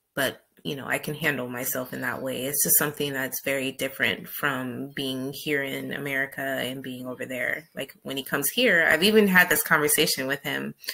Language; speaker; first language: English; native; English